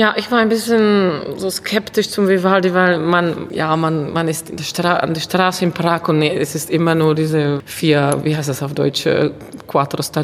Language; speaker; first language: German; non-native, fluent; Czech